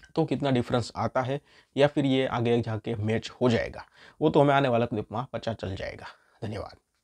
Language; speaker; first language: Hindi; non-native, local second language; Gujarati